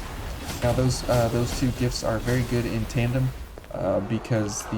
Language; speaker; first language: English; native; English